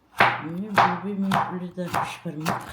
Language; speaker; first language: Russian; non-native, local second language; Kyrgyz